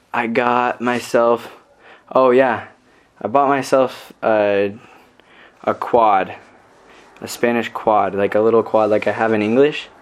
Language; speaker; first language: English; native; English